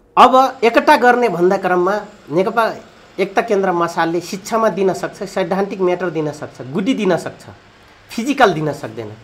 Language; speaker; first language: Nepali; native; Nepali